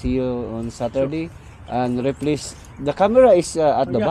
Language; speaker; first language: English; non-native, learner; Filipino